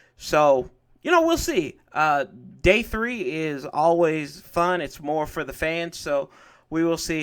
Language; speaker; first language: English; native; English